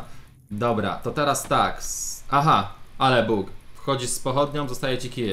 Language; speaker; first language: Polish; native; Polish